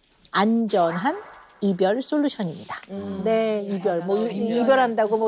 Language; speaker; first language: Korean; native; Korean